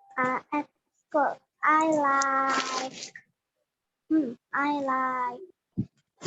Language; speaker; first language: English; non-native, learner; Indonesian